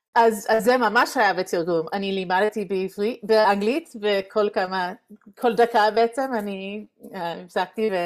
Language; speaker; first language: Hebrew; non-native, fluent; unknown